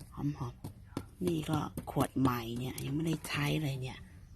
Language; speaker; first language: Thai; native; Thai